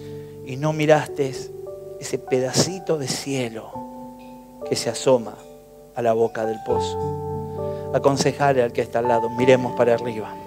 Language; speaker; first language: Spanish; native; Spanish